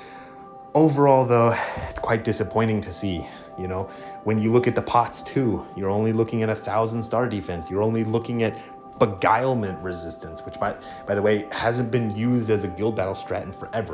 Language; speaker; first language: English; native; English